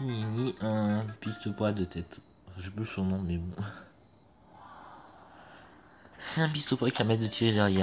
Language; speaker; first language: French; native; French